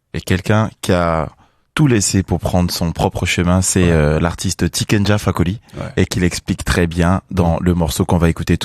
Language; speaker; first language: French; native; French